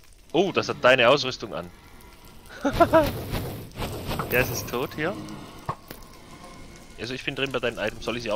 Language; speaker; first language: German; native; German